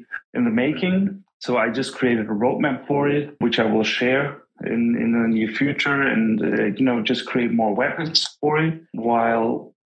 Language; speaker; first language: English; non-native, fluent; German